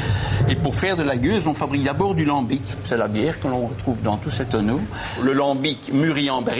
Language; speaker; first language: French; native; French